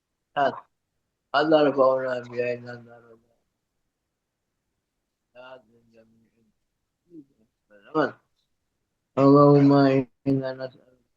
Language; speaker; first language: Arabic; non-native, fluent; Indonesian